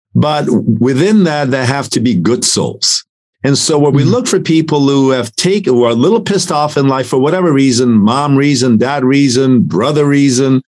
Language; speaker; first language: English; non-native, fluent; Italian